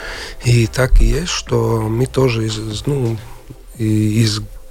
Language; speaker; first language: Russian; non-native, local second language; Latvian